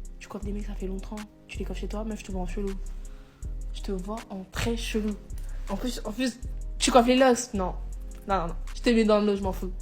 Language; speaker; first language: French; native; French